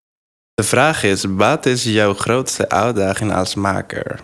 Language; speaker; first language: Dutch; non-native, fluent; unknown